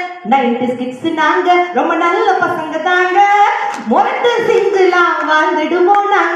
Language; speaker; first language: Tamil; native; Tamil